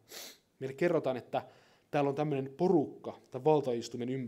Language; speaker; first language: Finnish; native; Finnish